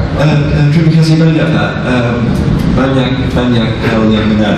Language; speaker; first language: Indonesian; non-native, fluent; English